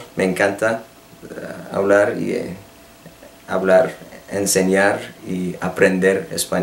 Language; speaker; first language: Spanish; non-native, fluent; Persian